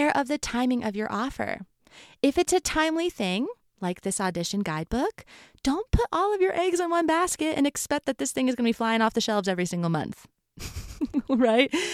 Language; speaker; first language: English; native; English